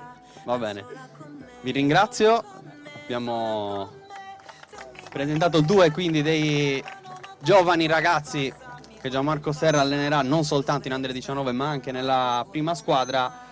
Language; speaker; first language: Italian; native; Italian